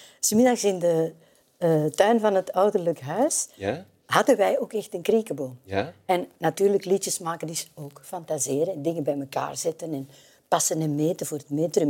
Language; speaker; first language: Dutch; native; Dutch